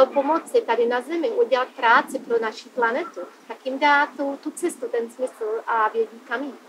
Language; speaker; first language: Czech; native; Czech